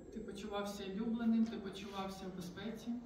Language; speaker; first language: Ukrainian; native; Ukrainian